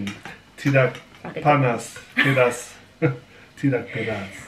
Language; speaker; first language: Indonesian; non-native, learner; German